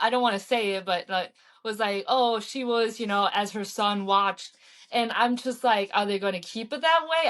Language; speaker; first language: English; early bilingual, heritage; English